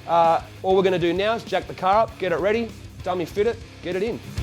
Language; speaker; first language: English; native; English